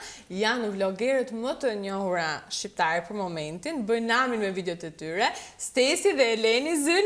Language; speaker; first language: Albanian; native; Albanian